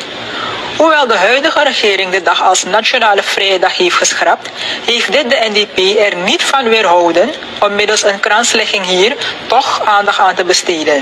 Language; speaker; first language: Dutch; native; Dutch